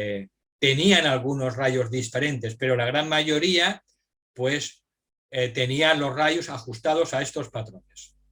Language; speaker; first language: Spanish; native; Spanish